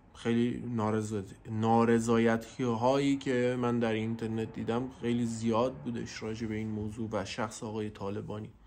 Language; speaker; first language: Persian; non-native, local second language; Central Kurdish